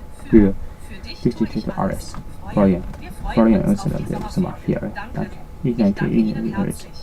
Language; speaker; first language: German; non-native, learner; Japanese